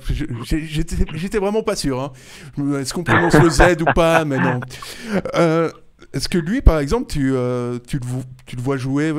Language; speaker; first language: French; native; French